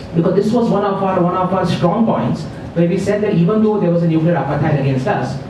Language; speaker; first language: English; non-native, fluent; Persian